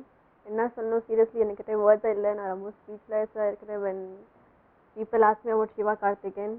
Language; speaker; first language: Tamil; non-native, local second language; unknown